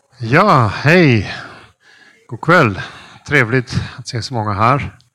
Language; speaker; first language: Swedish; non-native, fluent; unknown